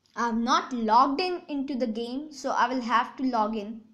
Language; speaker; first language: English; non-native, local second language; Hindi